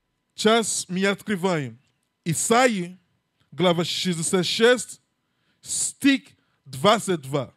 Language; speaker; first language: Russian; non-native, learner; English